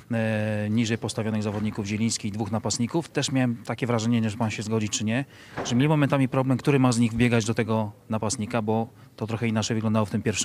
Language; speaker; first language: Polish; native; Polish